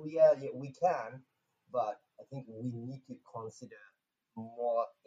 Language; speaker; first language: English; non-native, fluent; Japanese